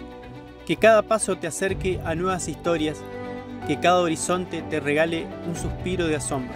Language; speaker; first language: Spanish; native; Spanish